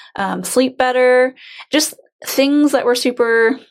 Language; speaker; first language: English; native; English